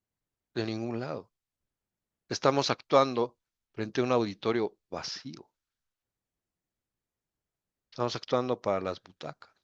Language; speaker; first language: Spanish; native; Spanish